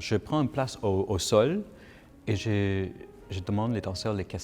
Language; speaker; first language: French; non-native, local second language; English